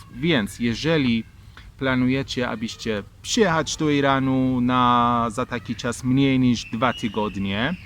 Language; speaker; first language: Polish; non-native, fluent; Persian